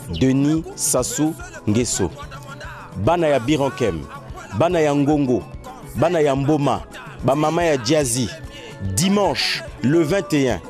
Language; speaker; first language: Lingala; native; Lingala